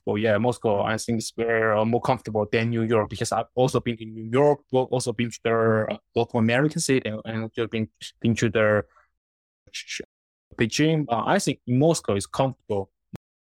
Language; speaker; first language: English; non-native, learner; Chinese